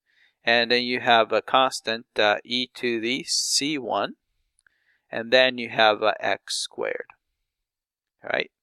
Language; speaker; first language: English; non-native, fluent; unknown